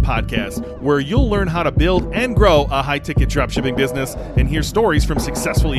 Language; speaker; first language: English; native; English